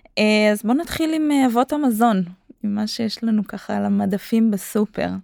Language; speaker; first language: Hebrew; native; Hebrew